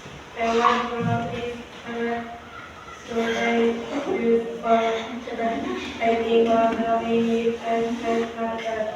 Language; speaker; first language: English; non-native, learner; Indonesian